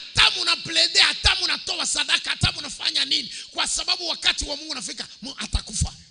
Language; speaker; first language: Swahili; native; Swahili